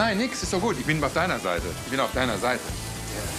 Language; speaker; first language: German; native; German